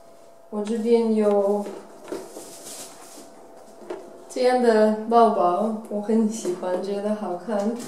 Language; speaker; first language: Chinese; non-native, fluent; Russian